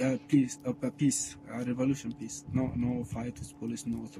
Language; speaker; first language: English; non-native, learner; Arabic